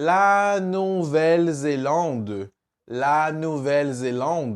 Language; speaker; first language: French; non-native, fluent; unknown